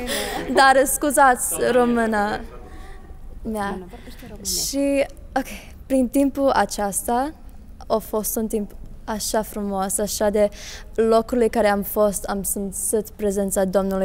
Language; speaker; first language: Romanian; non-native, learner; English